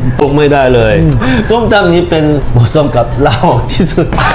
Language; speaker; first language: Thai; non-native, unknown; Korean